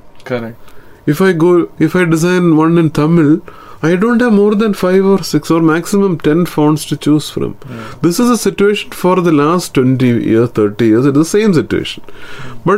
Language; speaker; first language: English; non-native, local second language; Malayalam